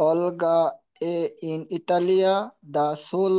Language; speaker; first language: Italian; non-native, learner; Bangla